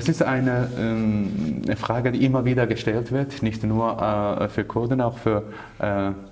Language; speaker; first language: German; non-native, fluent; Kurdish